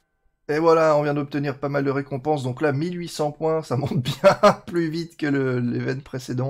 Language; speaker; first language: French; native; French